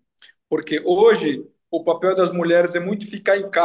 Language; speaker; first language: Portuguese; non-native, local second language; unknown